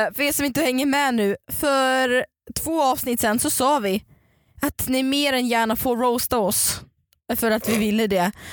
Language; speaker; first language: Swedish; early bilingual, other home language; Russian